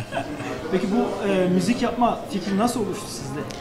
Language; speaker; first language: Turkish; native; Turkish